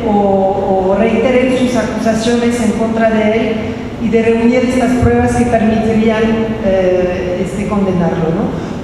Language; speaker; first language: Spanish; non-native, fluent; French